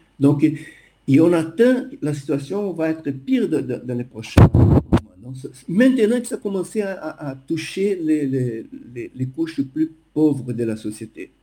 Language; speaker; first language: French; non-native, fluent; Portuguese